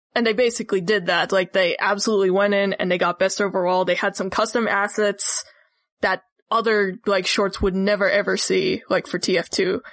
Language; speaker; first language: English; native; English